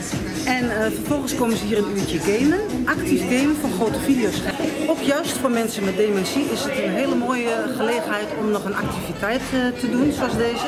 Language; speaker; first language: Dutch; native; Dutch